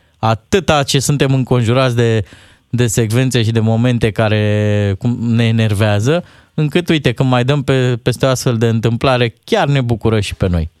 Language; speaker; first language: Romanian; native; Romanian